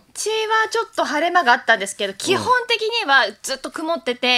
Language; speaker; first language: Japanese; native; Japanese